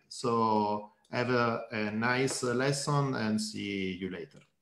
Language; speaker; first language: English; non-native, fluent; Italian